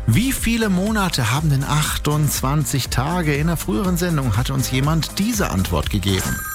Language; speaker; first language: German; native; German